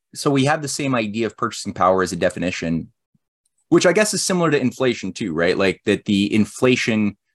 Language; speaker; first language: English; native; English